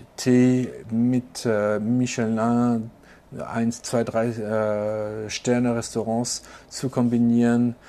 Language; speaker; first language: German; non-native, local second language; French